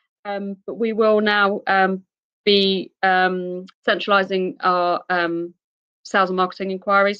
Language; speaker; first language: English; native; English